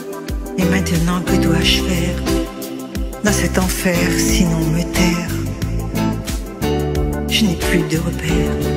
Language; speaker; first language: French; native; French